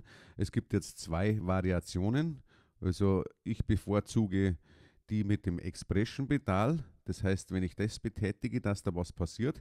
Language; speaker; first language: German; native; German